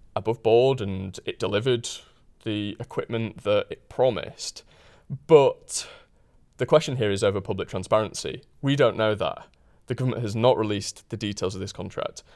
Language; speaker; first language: English; native; English